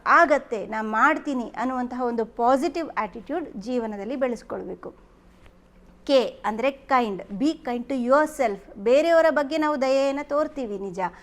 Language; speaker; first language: Kannada; native; Kannada